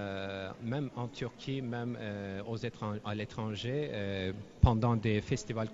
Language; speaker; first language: French; non-native, fluent; Turkish